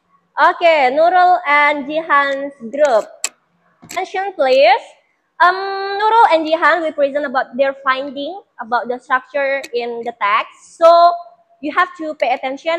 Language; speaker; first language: English; non-native, fluent; Indonesian